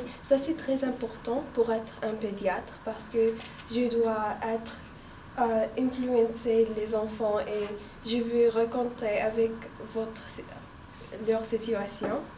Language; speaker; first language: French; non-native, learner; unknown